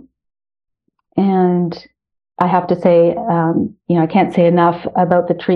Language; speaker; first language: English; native; English